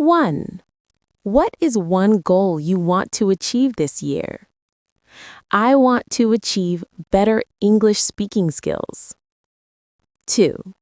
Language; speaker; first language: English; non-native, learner; Vietnamese